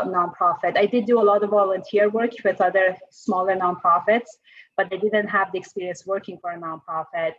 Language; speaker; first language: English; non-native, fluent; Persian